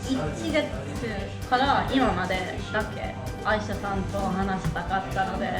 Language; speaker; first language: Japanese; non-native, learner; English